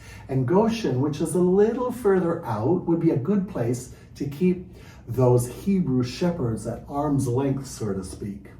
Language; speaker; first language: English; native; English